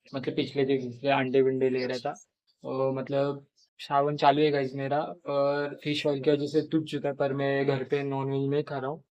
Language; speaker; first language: Hindi; non-native, local second language; Marathi